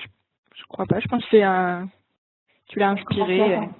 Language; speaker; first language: French; native; French